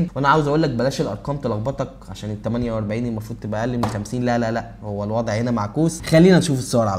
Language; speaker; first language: Arabic; native; Arabic